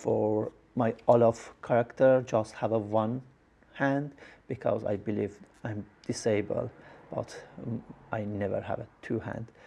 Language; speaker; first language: English; non-native, learner; Persian